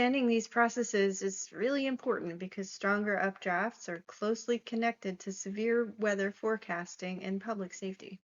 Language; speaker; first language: English; native; English